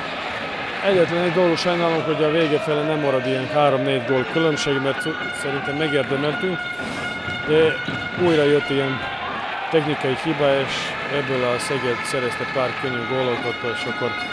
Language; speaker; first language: Hungarian; non-native, learner; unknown